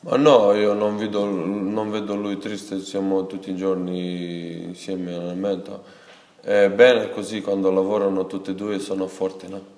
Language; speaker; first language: Italian; non-native, fluent; Serbian